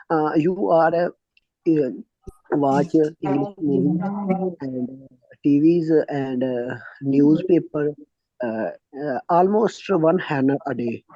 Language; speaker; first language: English; non-native, learner; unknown